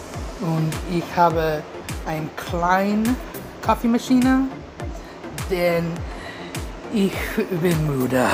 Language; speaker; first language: German; non-native, learner; English